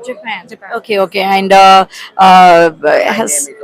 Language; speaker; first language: English; non-native, local second language; Hindi